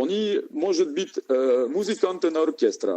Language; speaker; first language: Russian; non-native, learner; French